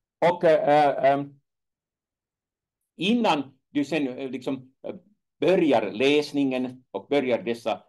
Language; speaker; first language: Swedish; non-native, fluent; Finnish